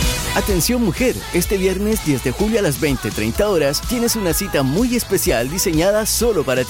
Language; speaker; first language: Spanish; native; Spanish